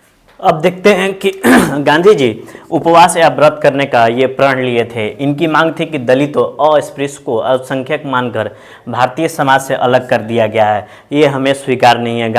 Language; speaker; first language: Hindi; native; Hindi